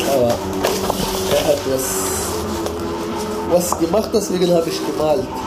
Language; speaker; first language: German; non-native, learner; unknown